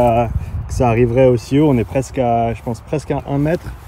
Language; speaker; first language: French; native; French